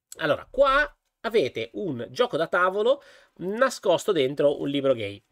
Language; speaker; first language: Italian; native; Italian